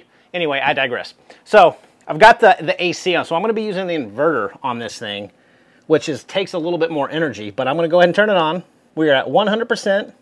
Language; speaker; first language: English; native; English